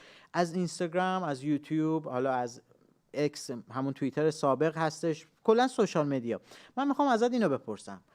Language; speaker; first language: Persian; native; Persian